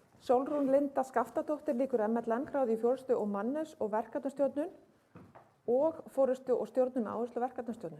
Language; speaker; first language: Icelandic; native; Icelandic